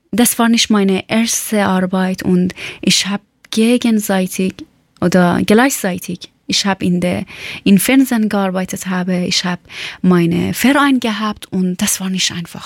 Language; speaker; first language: German; non-native, learner; Persian